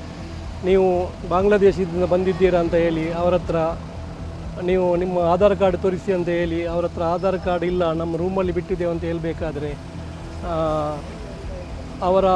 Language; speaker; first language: Kannada; native; Kannada